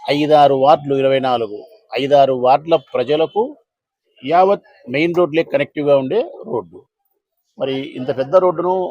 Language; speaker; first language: Telugu; native; Telugu